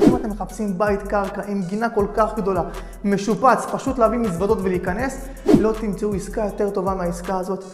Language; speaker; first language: Hebrew; native; Hebrew